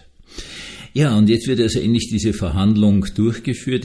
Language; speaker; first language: German; native; German